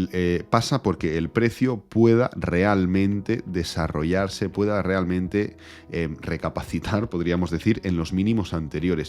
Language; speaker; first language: Spanish; native; Spanish